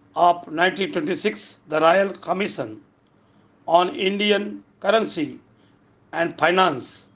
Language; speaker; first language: English; non-native, local second language; Hindi